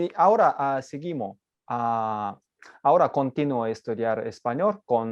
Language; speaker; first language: Spanish; non-native, learner; Japanese